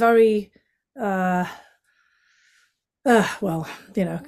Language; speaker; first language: English; native; English